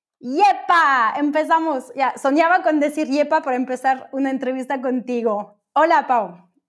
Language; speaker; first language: Spanish; non-native, fluent; French